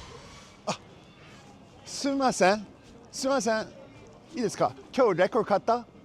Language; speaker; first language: Japanese; non-native, learner; English